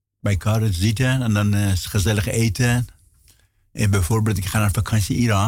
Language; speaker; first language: Dutch; non-native, learner; Persian